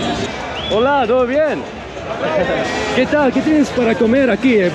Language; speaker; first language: Spanish; non-native, learner; Swiss German